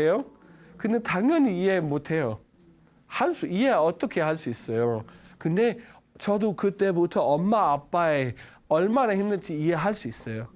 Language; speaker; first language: Korean; non-native, learner; Danish